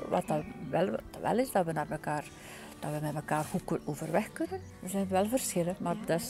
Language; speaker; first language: Dutch; native; Dutch